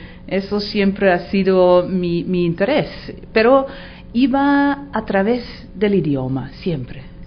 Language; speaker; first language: Spanish; non-native, fluent; Dutch